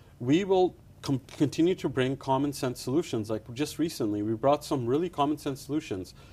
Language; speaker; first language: English; early bilingual, other home language; Punjabi